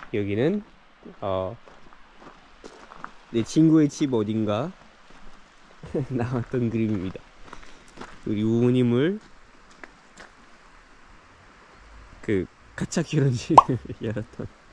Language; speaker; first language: Korean; non-native, fluent; French